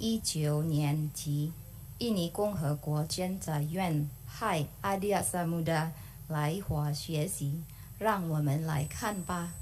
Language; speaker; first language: Chinese; non-native, learner; Indonesian